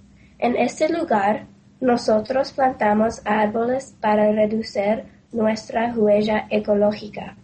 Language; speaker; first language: Spanish; non-native, learner; English